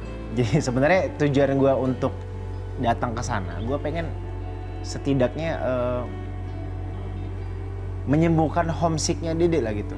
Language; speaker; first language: Indonesian; native; Indonesian